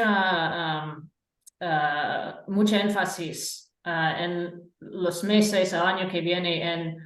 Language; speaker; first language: Spanish; non-native, fluent; English